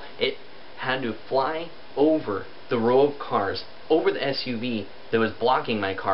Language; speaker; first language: English; native; English